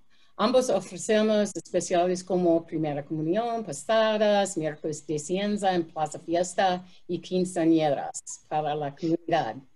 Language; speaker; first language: Spanish; non-native, fluent; English